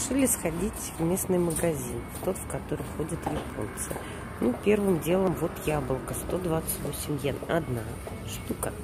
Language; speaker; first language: Russian; native; Russian